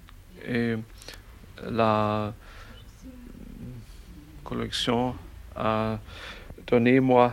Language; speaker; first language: French; non-native, learner; German